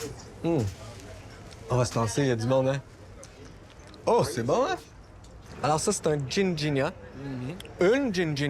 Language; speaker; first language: French; native; French